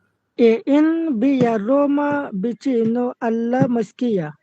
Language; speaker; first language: Italian; non-native, learner; Bangla